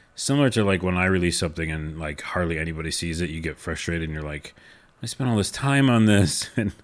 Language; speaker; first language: English; native; English